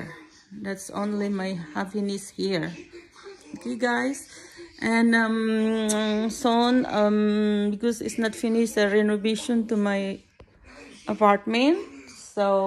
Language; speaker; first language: English; non-native, learner; Filipino